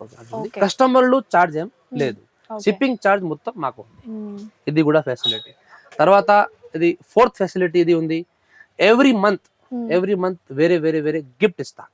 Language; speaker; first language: Telugu; non-native, local second language; Hindi